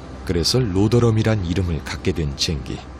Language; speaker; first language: Korean; native; Korean